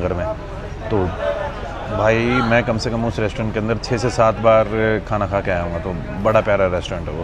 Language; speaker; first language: Hindi; native; Hindi